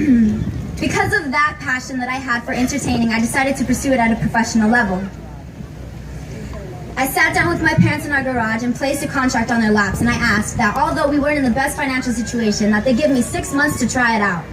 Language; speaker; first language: English; native; English